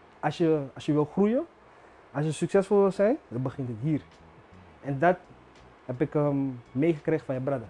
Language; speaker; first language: Dutch; non-native, local second language; Papiamento